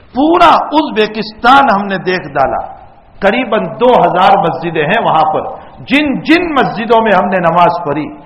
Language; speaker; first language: Urdu; non-native, local second language; Gujarati